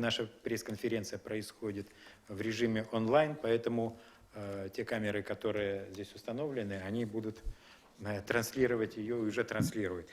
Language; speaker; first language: Russian; native; Russian